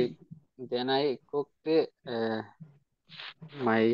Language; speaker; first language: English; non-native, learner; Hindi